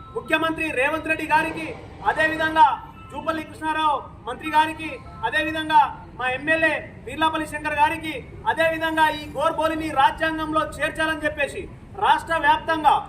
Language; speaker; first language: Telugu; non-native, local second language; Lambadi